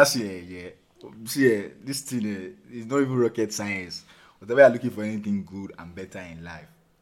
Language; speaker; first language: English; non-native, local second language; Yoruba